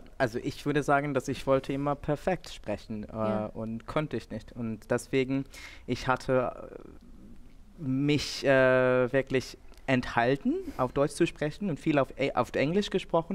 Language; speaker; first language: German; non-native, fluent; Bangla